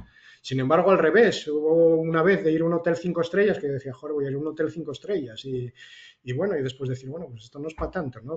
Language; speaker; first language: Spanish; native; Spanish